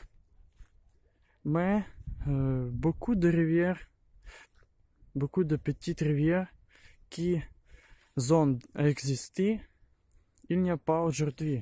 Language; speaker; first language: French; non-native, learner; Ukrainian